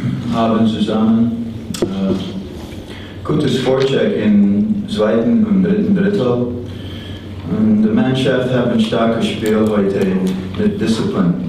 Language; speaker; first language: German; non-native, learner; English